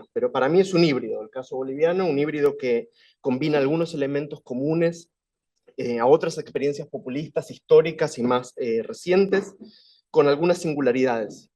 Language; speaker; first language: Spanish; native; Spanish